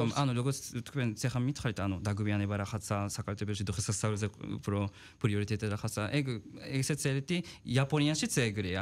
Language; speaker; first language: Georgian; non-native, fluent; Japanese